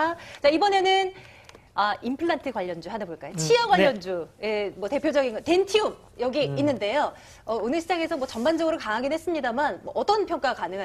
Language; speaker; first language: Korean; native; Korean